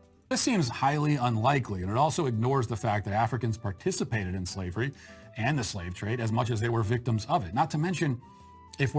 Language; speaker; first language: English; native; English